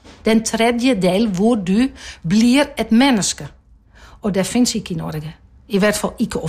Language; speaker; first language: Norwegian; non-native, fluent; Dutch